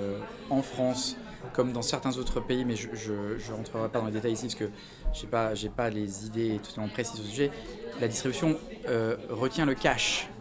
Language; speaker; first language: French; native; French